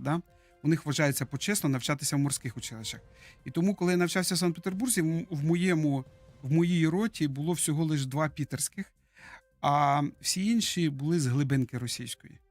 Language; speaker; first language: Ukrainian; native; Ukrainian